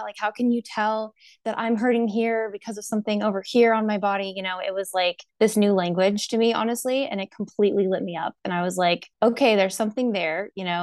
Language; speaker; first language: English; native; English